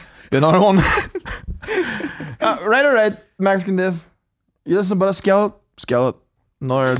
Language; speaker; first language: English; native; English